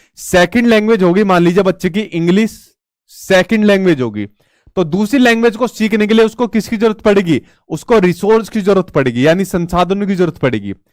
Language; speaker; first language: Hindi; native; Hindi